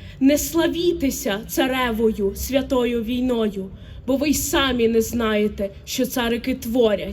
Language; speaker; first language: Ukrainian; native; Ukrainian